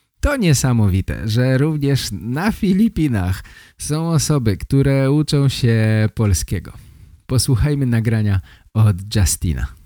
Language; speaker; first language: Polish; native; Polish